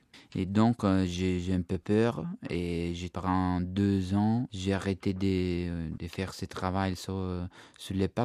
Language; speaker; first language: French; non-native, learner; Italian